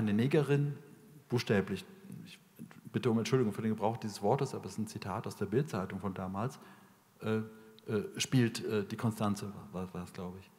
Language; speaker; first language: German; native; German